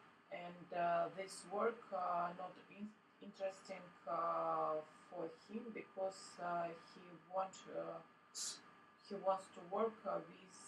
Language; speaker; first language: English; non-native, learner; Russian